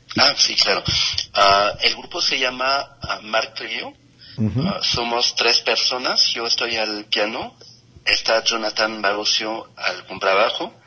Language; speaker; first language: Spanish; non-native, fluent; French